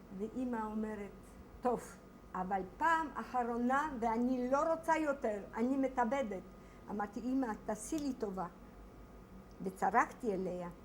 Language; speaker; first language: Hebrew; non-native, fluent; Polish